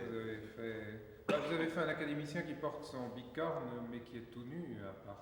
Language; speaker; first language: French; native; French